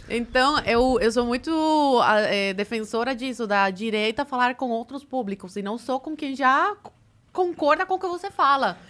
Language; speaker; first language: Portuguese; early bilingual, other home language; Spanish